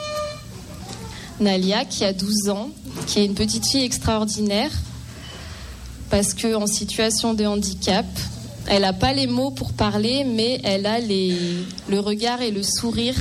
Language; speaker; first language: French; native; French